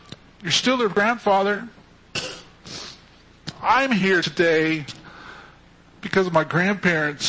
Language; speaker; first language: English; native; English